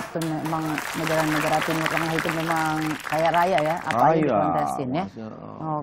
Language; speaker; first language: Indonesian; native; Indonesian